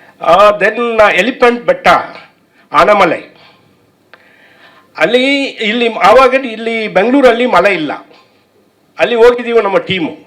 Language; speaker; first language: Kannada; non-native, learner; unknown